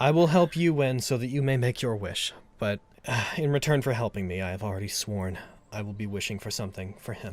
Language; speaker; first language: English; native; English